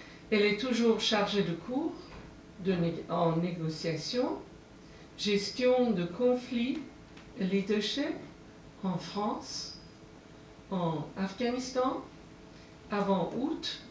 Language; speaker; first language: French; non-native, fluent; Persian